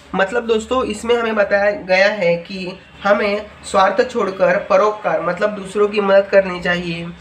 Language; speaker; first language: Hindi; non-native, local second language; Marathi